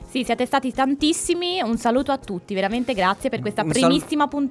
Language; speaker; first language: Italian; native; Italian